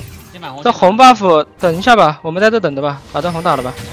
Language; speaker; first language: Chinese; native; Chinese